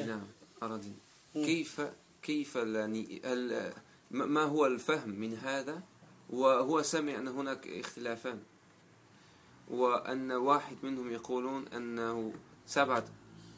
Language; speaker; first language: Arabic; non-native, learner; German